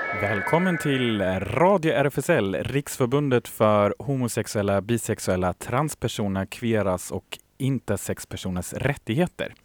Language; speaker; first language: Swedish; native; Swedish